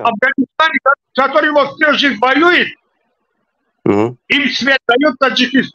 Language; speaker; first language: Russian; non-native, local second language; Tajik